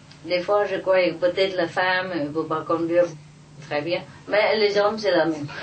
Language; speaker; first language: French; non-native, fluent; Vietnamese